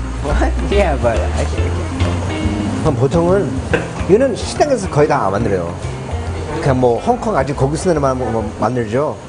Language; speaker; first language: Korean; early bilingual, heritage; Korean